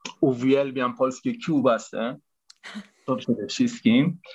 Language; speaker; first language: Polish; non-native, fluent; Persian